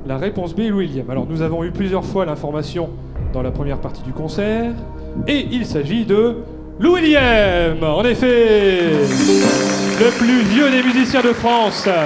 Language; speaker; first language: French; native; French